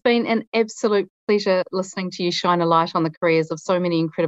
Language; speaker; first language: English; native; English